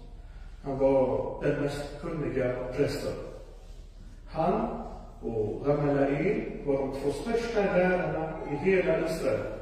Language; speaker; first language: Swedish; non-native, fluent; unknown